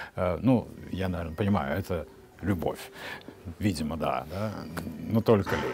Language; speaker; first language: Russian; native; Russian